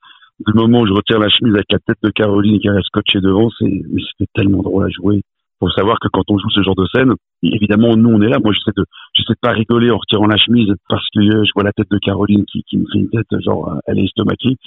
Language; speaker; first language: French; native; French